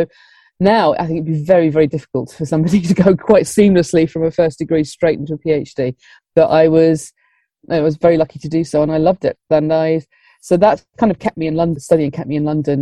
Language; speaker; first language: English; native; English